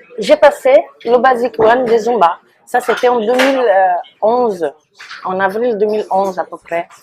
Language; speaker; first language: French; non-native, fluent; Portuguese